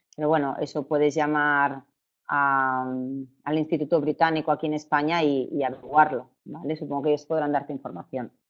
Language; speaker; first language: Spanish; native; Spanish